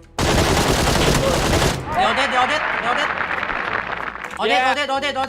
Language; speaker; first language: English; non-native, learner; Thai